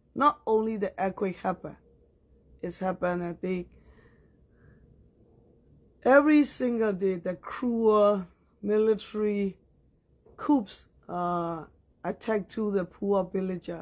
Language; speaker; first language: English; non-native, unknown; Burmese